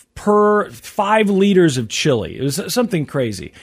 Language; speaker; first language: English; native; English